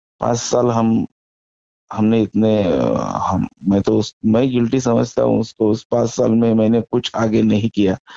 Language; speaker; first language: Hindi; non-native, local second language; Marathi